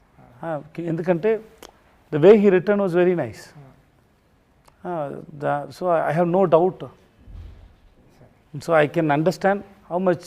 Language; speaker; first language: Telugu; non-native, learner; Tamil